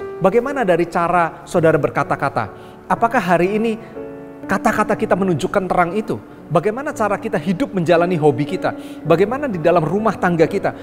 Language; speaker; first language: Indonesian; native; Indonesian